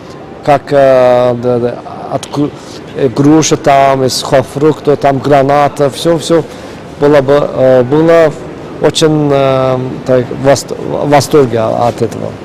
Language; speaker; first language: Russian; non-native, fluent; Azerbaijani